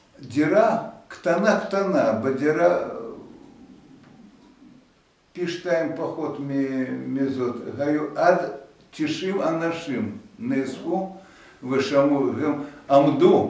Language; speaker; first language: Hebrew; non-native, fluent; Russian